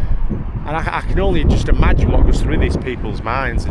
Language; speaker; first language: English; native; English